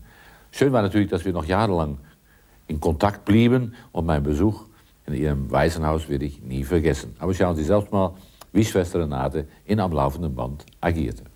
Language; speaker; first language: German; non-native, fluent; Dutch